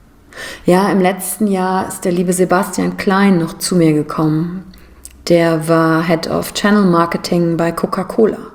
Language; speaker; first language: German; native; German